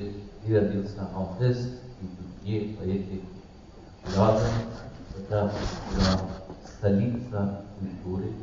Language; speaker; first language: Russian; non-native, learner; Persian